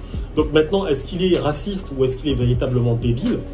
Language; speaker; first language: French; native; French